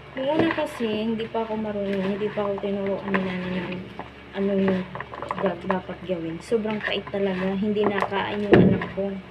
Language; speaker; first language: Filipino; non-native, local second language; Waray